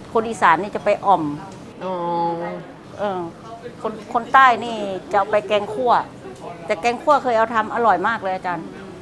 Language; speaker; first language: Thai; native; Thai